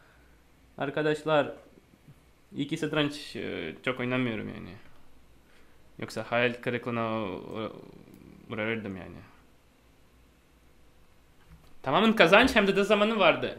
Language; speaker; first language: Turkish; non-native, fluent; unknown